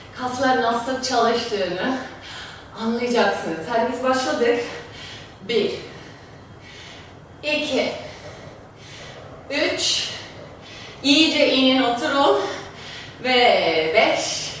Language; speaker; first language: Turkish; non-native, fluent; German